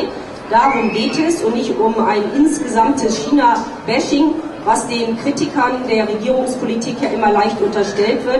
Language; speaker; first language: German; native; German